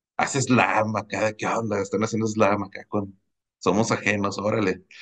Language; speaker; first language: Spanish; native; Spanish